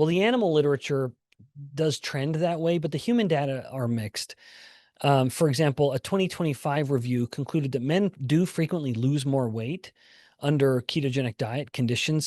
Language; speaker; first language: English; native; English